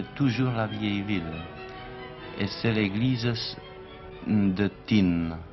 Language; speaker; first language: French; non-native, fluent; Czech